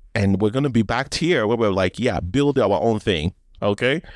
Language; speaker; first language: English; non-native, local second language; Yoruba